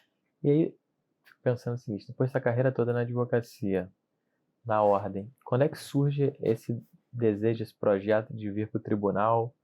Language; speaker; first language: Portuguese; native; Portuguese